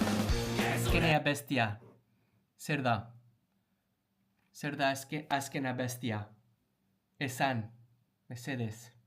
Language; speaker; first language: Basque; non-native, learner; English